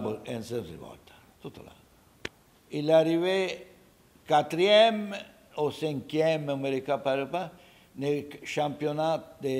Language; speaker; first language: French; non-native, learner; Italian